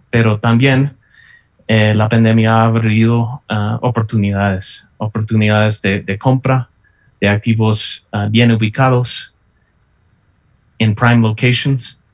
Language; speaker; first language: Spanish; non-native, fluent; English